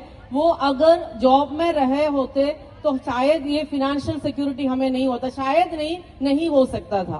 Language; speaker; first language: Hindi; non-native, local second language; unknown